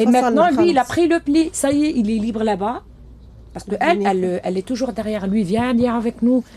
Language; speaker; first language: French; non-native, local second language; Arabic